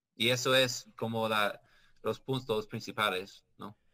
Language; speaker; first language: Spanish; non-native, learner; English